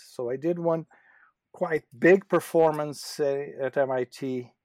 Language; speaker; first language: English; non-native, fluent; Portuguese